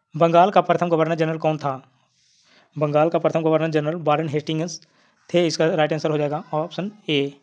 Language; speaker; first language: Hindi; native; Hindi